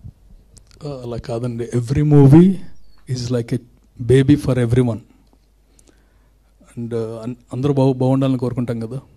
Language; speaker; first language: Telugu; native; Telugu